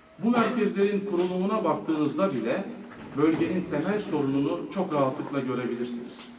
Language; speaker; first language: Turkish; native; Turkish